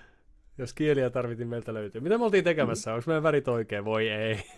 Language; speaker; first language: Finnish; native; Finnish